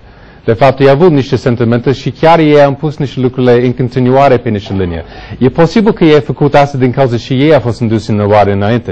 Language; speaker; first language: Romanian; non-native, learner; English